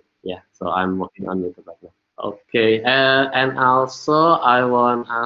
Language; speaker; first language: English; non-native, learner; Indonesian